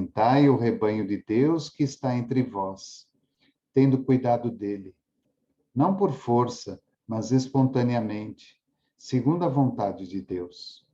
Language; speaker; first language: Portuguese; native; Portuguese